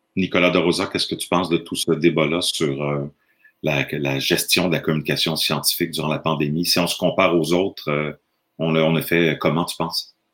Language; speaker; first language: French; native; French